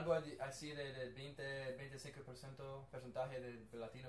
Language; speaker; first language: Spanish; non-native, learner; English